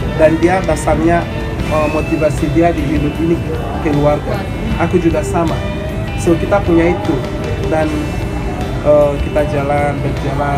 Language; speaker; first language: Indonesian; non-native, learner; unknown